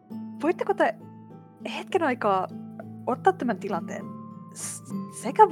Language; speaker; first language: Finnish; native; Finnish